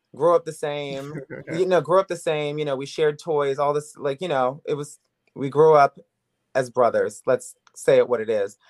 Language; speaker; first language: English; native; English